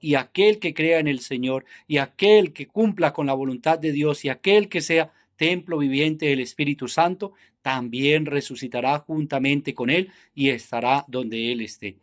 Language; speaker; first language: Spanish; native; Spanish